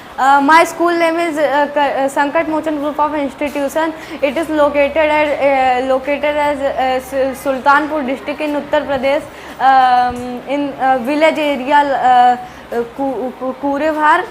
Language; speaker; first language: English; non-native, learner; Hindi